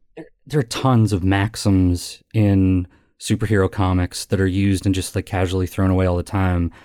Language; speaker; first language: English; native; English